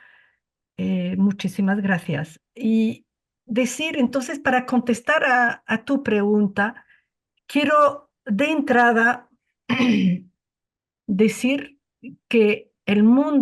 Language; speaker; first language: Spanish; non-native, fluent; Arabic